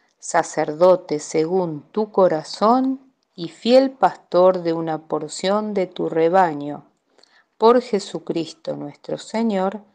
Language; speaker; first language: Spanish; native; Spanish